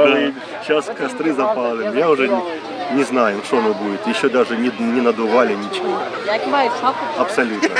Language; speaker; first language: Russian; native; Russian